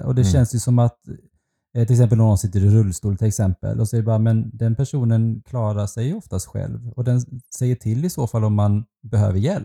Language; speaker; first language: Swedish; native; Swedish